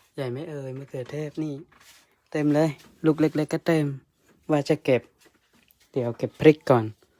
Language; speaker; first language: Thai; native; Thai